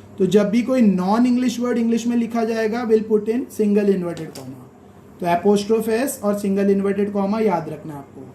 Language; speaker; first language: Hindi; native; Hindi